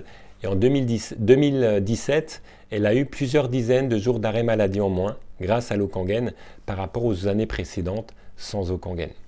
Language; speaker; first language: French; native; French